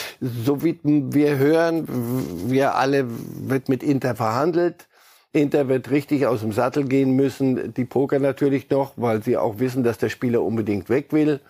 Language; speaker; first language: German; native; German